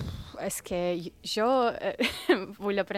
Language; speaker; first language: Catalan; non-native, learner; Russian